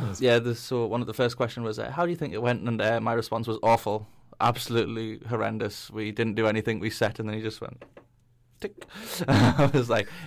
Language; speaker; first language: English; native; English